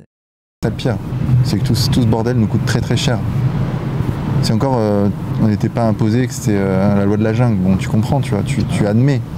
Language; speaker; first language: French; native; French